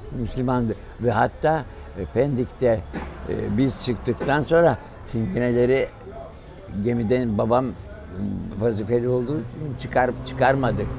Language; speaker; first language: Turkish; early bilingual, other home language; Greek